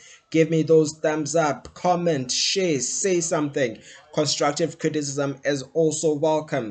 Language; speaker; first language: English; non-native, local second language; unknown